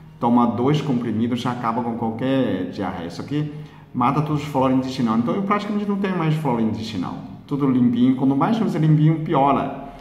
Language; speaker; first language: Portuguese; non-native, fluent; Chinese